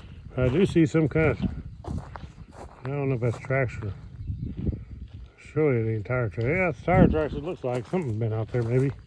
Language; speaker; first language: English; native; English